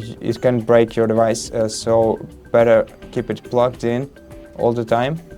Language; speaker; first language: English; non-native, fluent; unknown